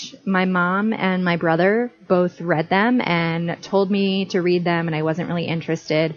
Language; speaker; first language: English; native; English